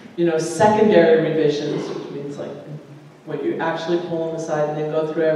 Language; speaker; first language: English; native; English